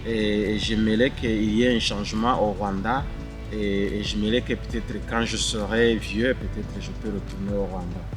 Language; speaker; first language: French; non-native, local second language; Kinyarwanda